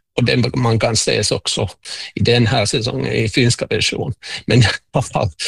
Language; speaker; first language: Swedish; non-native, local second language; Finnish